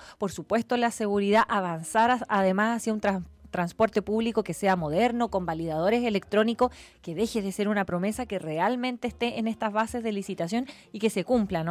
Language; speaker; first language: Spanish; native; Spanish